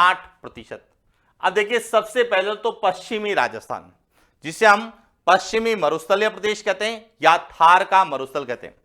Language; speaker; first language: Hindi; native; Hindi